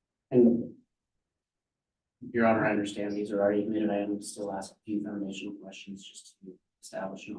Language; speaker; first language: English; native; English